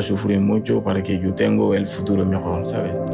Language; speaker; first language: Spanish; non-native, learner; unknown